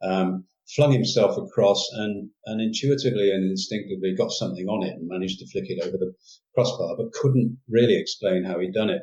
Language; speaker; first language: English; native; English